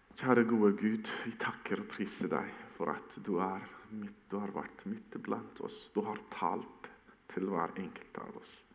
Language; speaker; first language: Norwegian; non-native, fluent; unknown